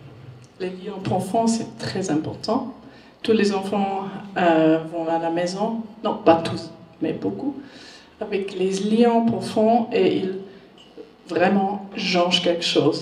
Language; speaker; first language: French; non-native, learner; German